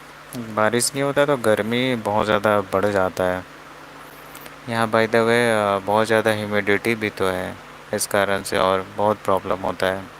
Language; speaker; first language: Hindi; non-native, local second language; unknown